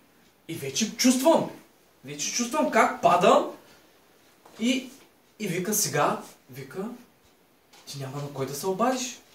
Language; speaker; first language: Bulgarian; native; Bulgarian